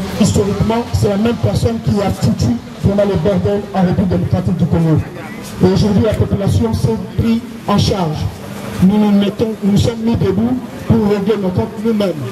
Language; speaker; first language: French; non-native, local second language; Lingala